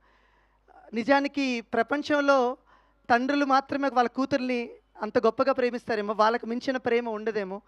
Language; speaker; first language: Telugu; native; Telugu